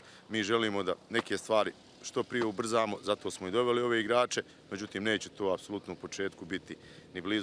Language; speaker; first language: Bosnian; native; Bosnian